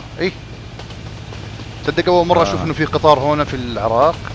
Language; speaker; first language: Arabic; native; Arabic